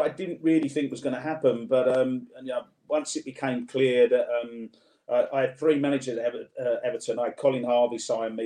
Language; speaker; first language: English; native; English